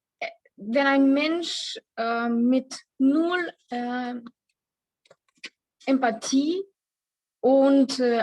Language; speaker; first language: German; non-native, learner; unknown